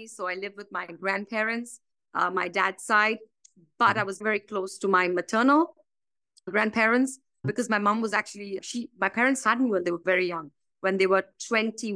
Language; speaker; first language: English; non-native, local second language; Bangla